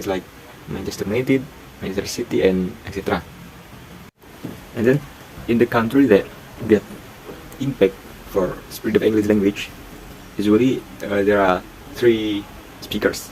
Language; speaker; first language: English; non-native, learner; Indonesian